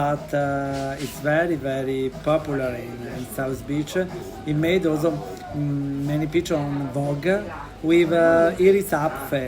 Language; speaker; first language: English; non-native, learner; Italian